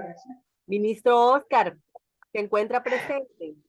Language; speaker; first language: Spanish; native; Spanish